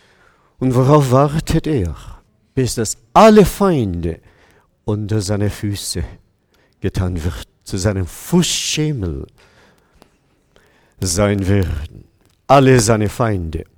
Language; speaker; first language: German; non-native, fluent; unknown